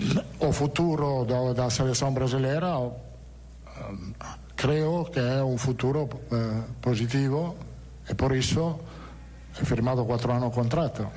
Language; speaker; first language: Portuguese; non-native, learner; Italian